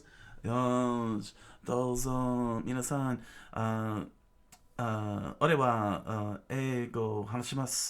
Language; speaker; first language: Japanese; non-native, learner; English